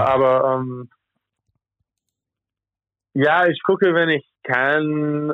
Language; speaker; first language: German; non-native, fluent; English